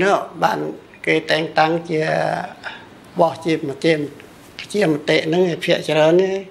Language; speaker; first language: Khmer; native; Khmer